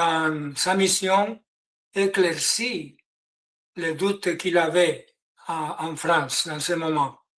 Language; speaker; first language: French; non-native, learner; Spanish